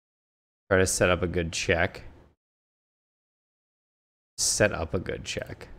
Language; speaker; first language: English; native; English